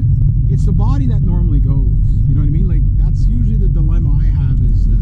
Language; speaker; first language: English; native; English